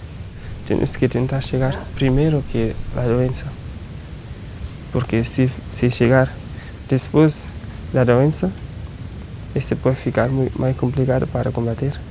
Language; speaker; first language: Portuguese; non-native, local second language; Kabuverdianu